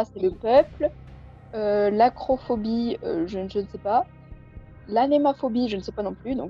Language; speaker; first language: French; native; French